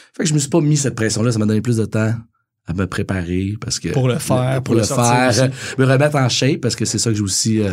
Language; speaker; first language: French; native; French